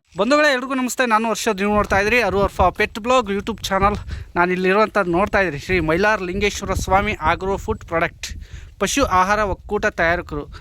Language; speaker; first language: Kannada; native; Kannada